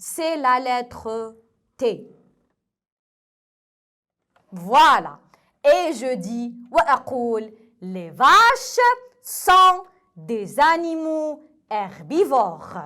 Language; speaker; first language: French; non-native, local second language; Arabic